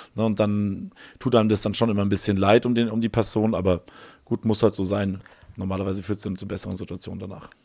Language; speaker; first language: German; native; German